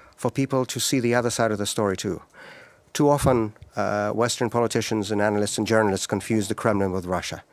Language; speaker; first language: English; non-native, fluent; Russian